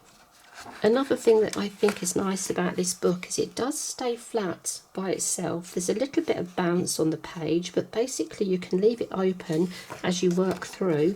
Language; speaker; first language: English; native; English